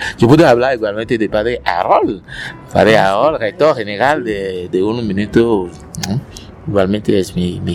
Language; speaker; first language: Spanish; non-native, learner; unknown